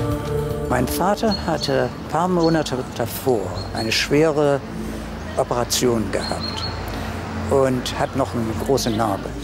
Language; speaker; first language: German; early bilingual, heritage; German